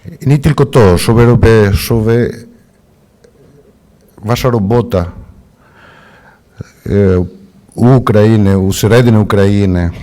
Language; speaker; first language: Ukrainian; early bilingual, heritage; Ukrainian